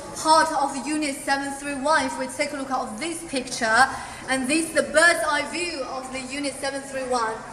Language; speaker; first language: English; non-native, fluent; Chinese